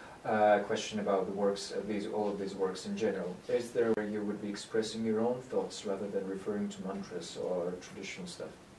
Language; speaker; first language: English; non-native, fluent; Russian